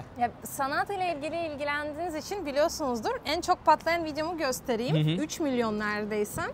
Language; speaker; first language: Turkish; non-native, fluent; Russian